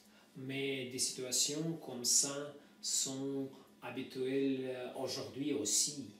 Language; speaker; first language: French; non-native, fluent; Russian